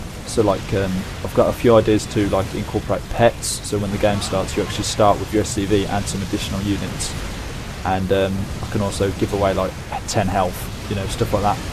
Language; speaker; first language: English; native; English